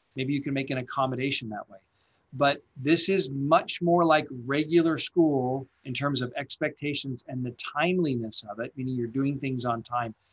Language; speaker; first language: English; native; English